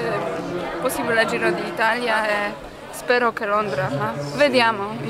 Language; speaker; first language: Italian; non-native, learner; Polish